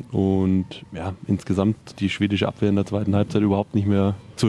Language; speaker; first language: German; native; German